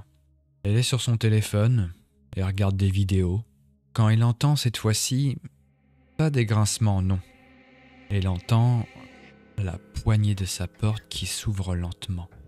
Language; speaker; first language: French; native; French